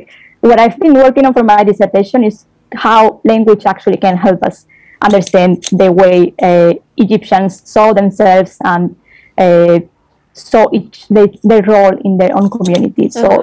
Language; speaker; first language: English; non-native, fluent; Spanish